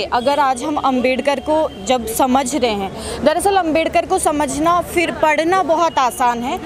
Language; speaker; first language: Hindi; native; Hindi